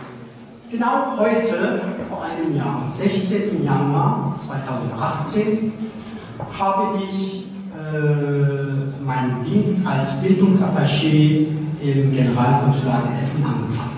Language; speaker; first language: German; early bilingual, other home language; Turkish